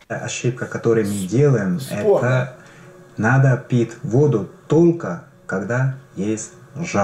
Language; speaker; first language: Russian; non-native, learner; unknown